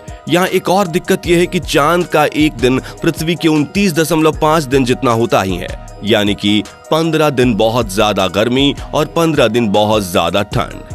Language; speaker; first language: Hindi; native; Hindi